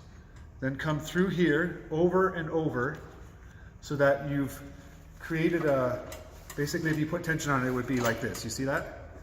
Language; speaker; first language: English; native; English